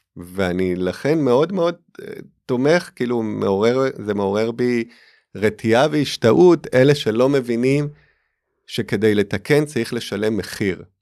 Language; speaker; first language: Hebrew; native; Hebrew